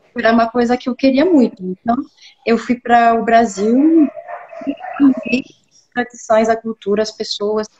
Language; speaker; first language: Portuguese; non-native, fluent; French